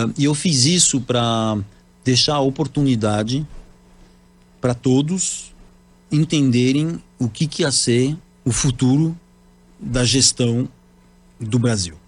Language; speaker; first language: Portuguese; non-native, fluent; French